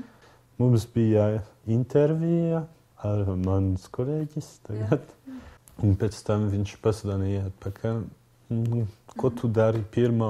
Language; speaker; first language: Latvian; non-native, learner; French